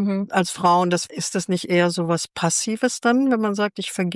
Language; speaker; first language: German; native; German